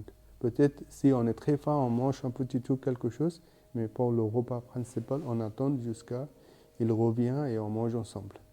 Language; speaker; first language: French; non-native, learner; Bangla